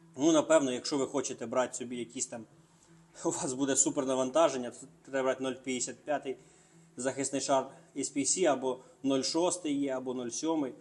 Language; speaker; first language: Ukrainian; non-native, local second language; Russian